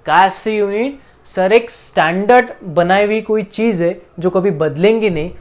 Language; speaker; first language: Hindi; non-native, local second language; Marathi